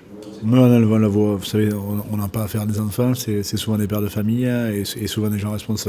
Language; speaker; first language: French; native; French